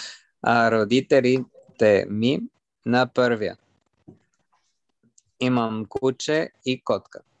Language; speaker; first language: Bulgarian; non-native, learner; French